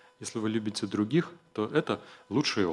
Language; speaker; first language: Russian; native; Russian